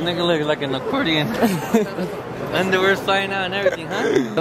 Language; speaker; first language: English; early bilingual, other home language; Spanish